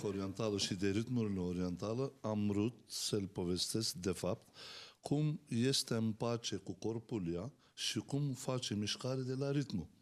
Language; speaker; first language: Romanian; non-native, learner; Turkish